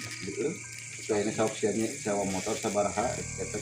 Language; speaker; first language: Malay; non-native, local second language; Sundanese